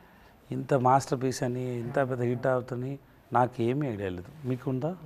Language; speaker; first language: Telugu; non-native, learner; Tamil